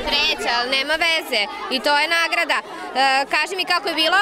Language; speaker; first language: Serbian; native; Serbian